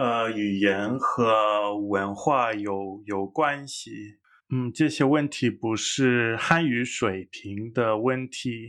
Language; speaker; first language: Chinese; non-native, fluent; English